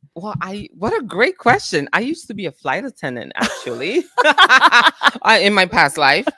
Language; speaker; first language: English; non-native, fluent; Italian